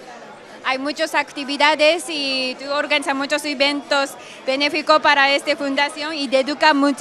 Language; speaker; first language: Spanish; non-native, learner; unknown